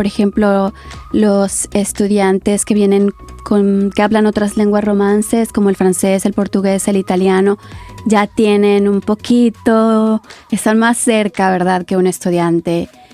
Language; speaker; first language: Spanish; native; Spanish